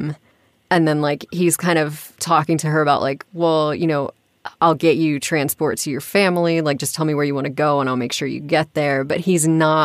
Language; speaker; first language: English; native; English